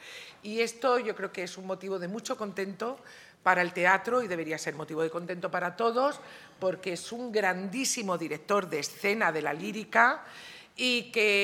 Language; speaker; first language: Spanish; native; Spanish